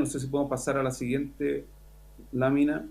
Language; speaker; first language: Spanish; native; Spanish